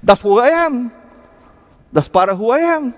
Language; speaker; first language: English; non-native, fluent; Spanish